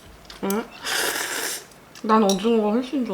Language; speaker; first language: Korean; native; Korean